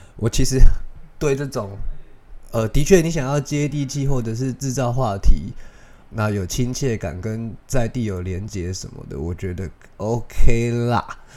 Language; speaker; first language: Chinese; native; Chinese